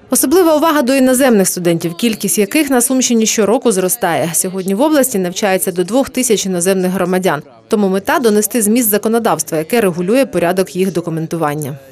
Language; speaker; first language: Ukrainian; native; Ukrainian